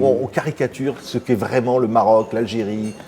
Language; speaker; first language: French; native; French